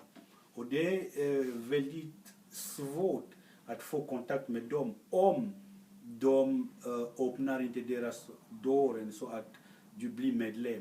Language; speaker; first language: Swedish; non-native, fluent; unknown